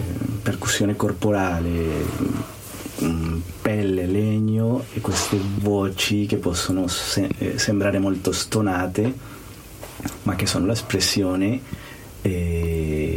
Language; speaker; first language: Italian; non-native, fluent; Spanish